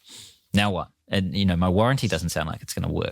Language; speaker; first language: English; native; English